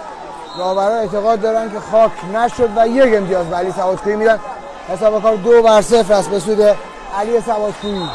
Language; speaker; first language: Persian; native; Persian